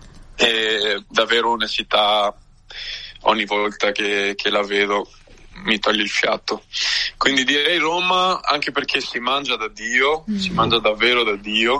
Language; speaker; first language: Italian; early bilingual, heritage; English